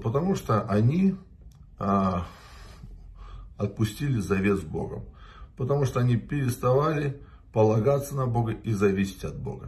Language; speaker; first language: Russian; native; Russian